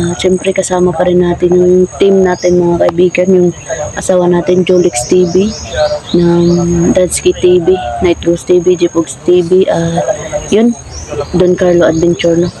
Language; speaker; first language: Filipino; non-native, local second language; Cebuano